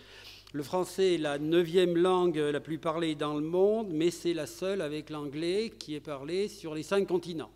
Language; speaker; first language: French; native; French